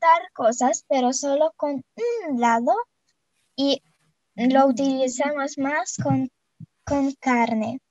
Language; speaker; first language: Spanish; non-native, fluent; Russian